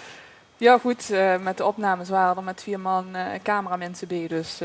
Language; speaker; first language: Dutch; native; Dutch